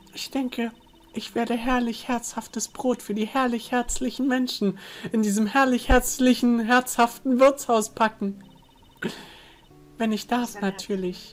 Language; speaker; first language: German; native; German